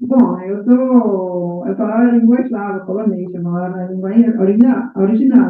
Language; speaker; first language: Portuguese; non-native, learner; Polish